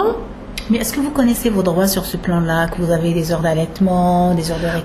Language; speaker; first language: French; non-native, local second language; Arabic